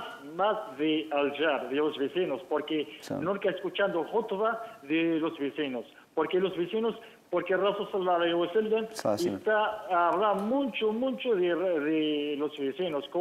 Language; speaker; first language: Spanish; non-native, learner; Arabic